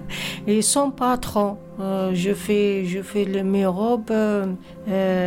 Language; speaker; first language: French; non-native, fluent; Arabic